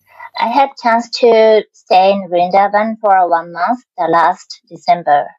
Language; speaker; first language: English; non-native, learner; Japanese